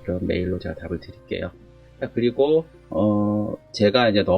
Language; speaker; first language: Korean; native; Korean